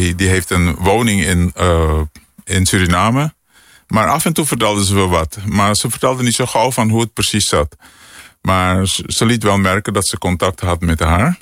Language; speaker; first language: Dutch; native; Dutch